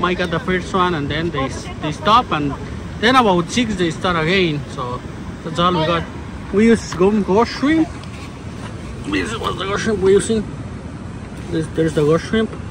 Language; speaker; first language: English; non-native, learner; Spanish